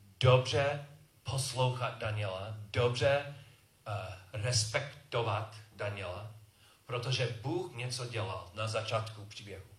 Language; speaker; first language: Czech; non-native, learner; English